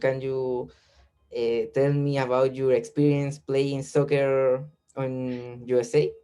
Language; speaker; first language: English; non-native, learner; Spanish